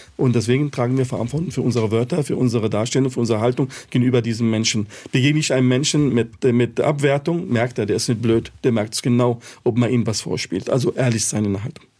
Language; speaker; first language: German; early bilingual, other home language; Arabic